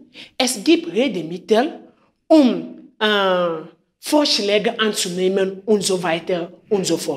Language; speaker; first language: German; non-native, fluent; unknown